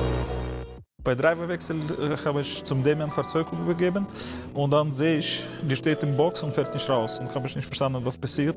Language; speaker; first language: German; non-native, learner; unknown